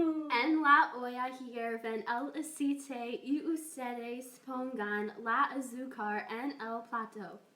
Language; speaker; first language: Spanish; non-native, learner; English